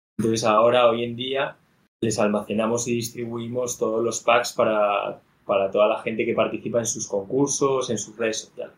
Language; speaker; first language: Spanish; native; Spanish